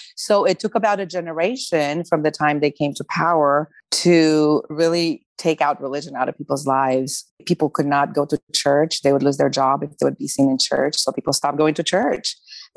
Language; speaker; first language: English; non-native, fluent; Romanian